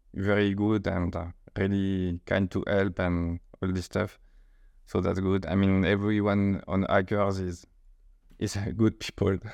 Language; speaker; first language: English; non-native, fluent; French